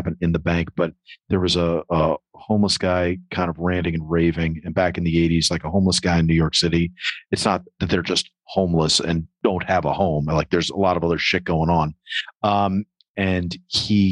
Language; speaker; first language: English; native; English